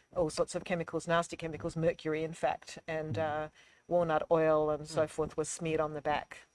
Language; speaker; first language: English; native; English